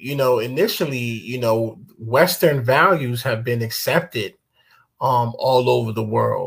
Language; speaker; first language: English; early bilingual, other home language; Akan